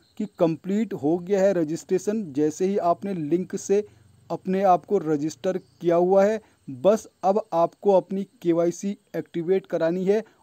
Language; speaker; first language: Hindi; native; Hindi